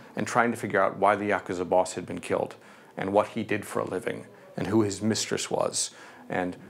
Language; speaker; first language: English; native; English